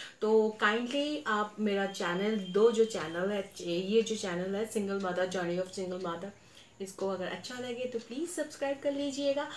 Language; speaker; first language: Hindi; non-native, local second language; Bangla